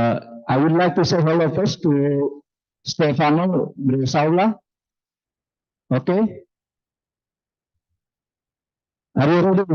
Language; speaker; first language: English; non-native, fluent; Indonesian